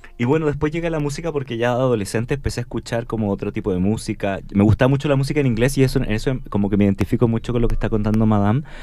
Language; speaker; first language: Spanish; native; Spanish